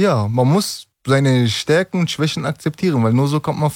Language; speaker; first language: German; early bilingual, other home language; Turkish